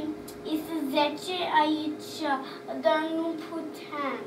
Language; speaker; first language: Romanian; early bilingual, heritage; English